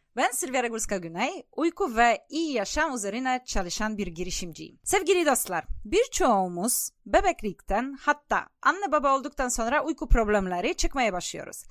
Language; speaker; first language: Turkish; non-native, fluent; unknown